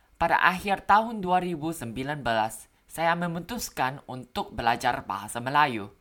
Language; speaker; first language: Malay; non-native, learner; Thai